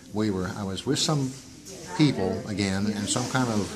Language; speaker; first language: English; native; English